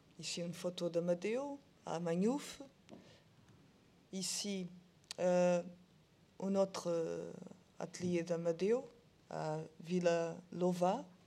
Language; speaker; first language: French; non-native, learner; Portuguese